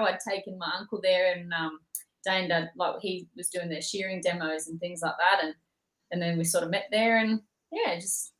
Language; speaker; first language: English; native; English